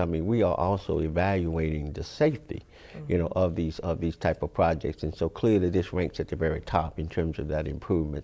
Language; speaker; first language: English; native; English